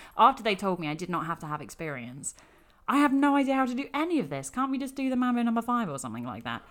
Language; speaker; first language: English; native; English